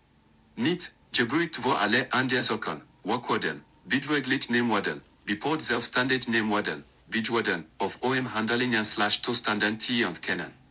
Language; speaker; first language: Dutch; non-native, learner; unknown